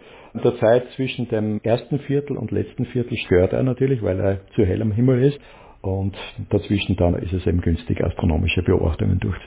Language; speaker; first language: German; native; German